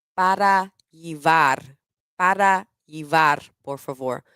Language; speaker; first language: Spanish; non-native, learner; English